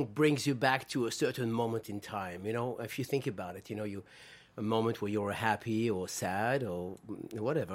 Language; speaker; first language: English; non-native, fluent; French